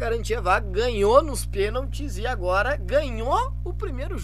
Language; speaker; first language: Portuguese; native; Portuguese